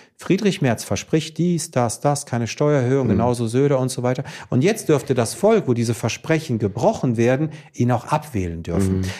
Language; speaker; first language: German; early bilingual, other home language; Greek